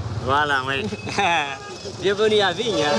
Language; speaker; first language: French; non-native, fluent; Vietnamese